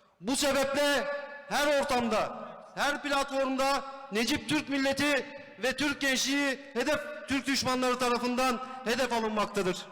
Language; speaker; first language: Turkish; native; Turkish